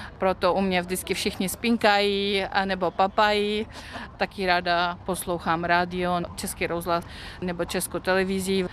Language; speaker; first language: Czech; non-native, fluent; Russian